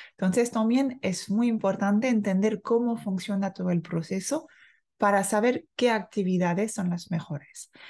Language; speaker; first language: Spanish; non-native, fluent; French